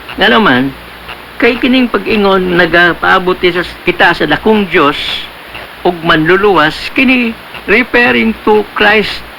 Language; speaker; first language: Cebuano; native; Cebuano